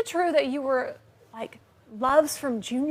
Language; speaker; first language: English; native; English